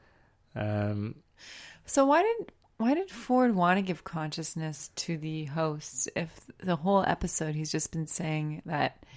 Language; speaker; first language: English; native; English